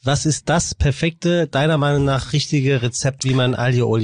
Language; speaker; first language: German; native; German